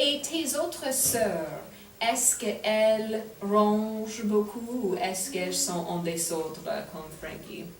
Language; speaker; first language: French; non-native, fluent; English